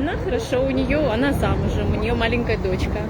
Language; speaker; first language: Russian; native; Russian